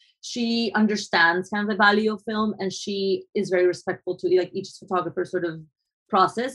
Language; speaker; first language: English; non-native, fluent; Spanish